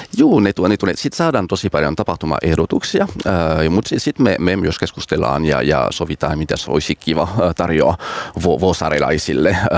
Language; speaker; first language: Finnish; non-native, fluent; French